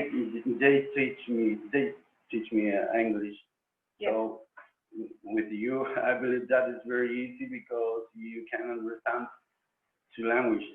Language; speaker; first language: English; non-native, learner; Spanish